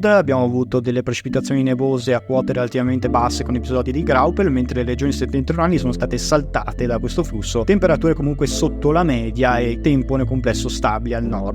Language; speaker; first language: Italian; native; Italian